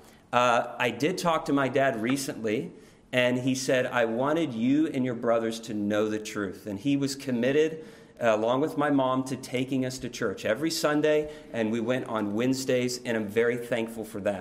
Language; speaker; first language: English; native; English